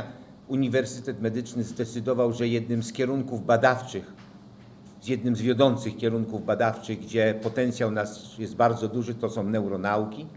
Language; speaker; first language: Polish; native; Polish